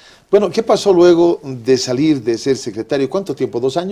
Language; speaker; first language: Spanish; native; Spanish